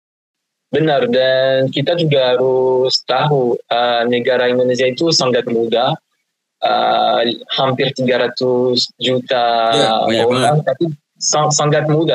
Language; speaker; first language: Indonesian; non-native, fluent; French